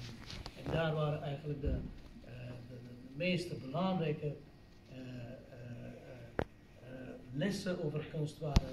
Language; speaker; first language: Dutch; non-native, fluent; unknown